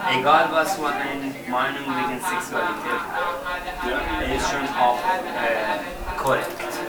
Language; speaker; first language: German; non-native, learner; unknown